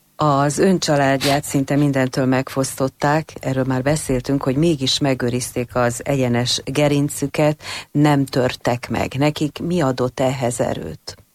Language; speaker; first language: Hungarian; native; Hungarian